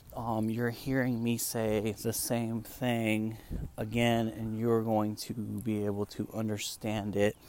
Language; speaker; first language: English; non-native, fluent; Spanish